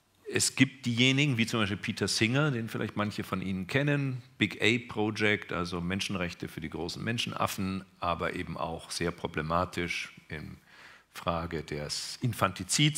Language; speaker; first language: German; native; German